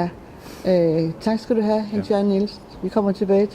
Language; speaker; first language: Danish; native; Danish